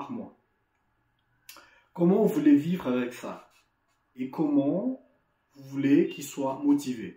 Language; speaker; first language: French; non-native, local second language; Malagasy